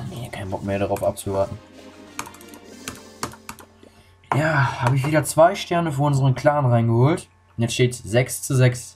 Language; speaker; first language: German; native; German